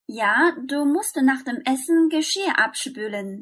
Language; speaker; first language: German; non-native, fluent; Chinese